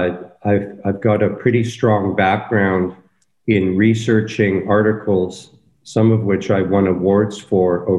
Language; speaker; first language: English; native; English